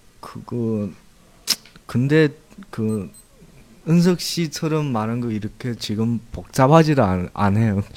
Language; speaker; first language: Korean; non-native, learner; Chinese